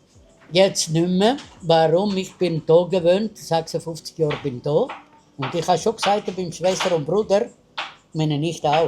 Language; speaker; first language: German; non-native, learner; Italian